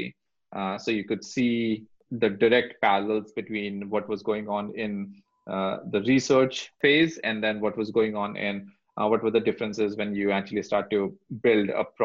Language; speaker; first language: English; non-native, local second language; Hindi